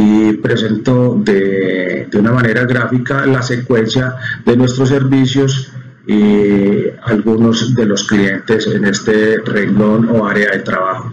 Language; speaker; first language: Spanish; native; Spanish